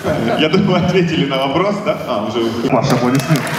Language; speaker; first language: Russian; native; Russian